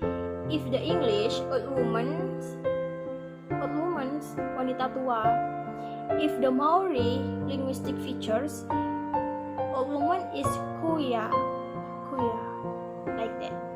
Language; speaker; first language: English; non-native, learner; Indonesian